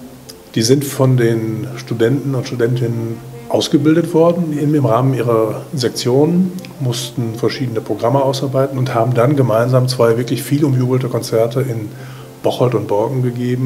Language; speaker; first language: German; native; German